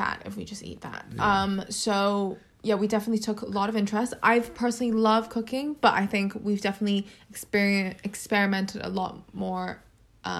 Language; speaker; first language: English; non-native, local second language; Cantonese